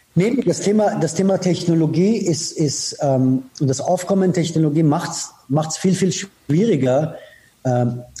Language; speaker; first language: German; non-native, fluent; Persian